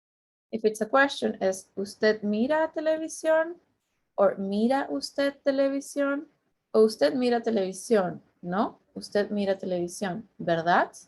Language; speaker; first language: Spanish; non-native, fluent; English